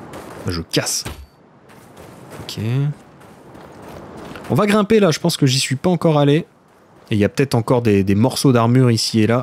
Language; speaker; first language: French; native; French